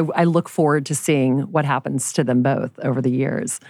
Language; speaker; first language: English; native; English